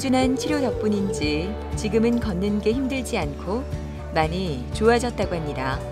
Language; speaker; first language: Korean; native; Korean